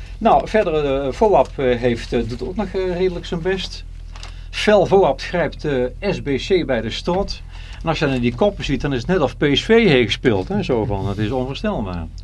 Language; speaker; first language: Dutch; native; Dutch